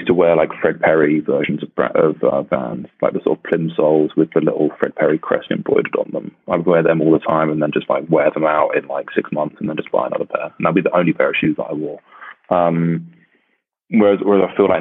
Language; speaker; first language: English; native; English